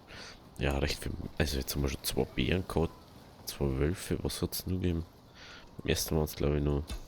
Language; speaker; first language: German; native; German